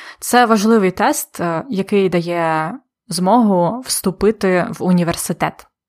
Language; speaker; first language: Ukrainian; native; Ukrainian